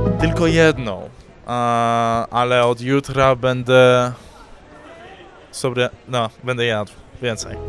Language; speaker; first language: Polish; early bilingual, heritage; English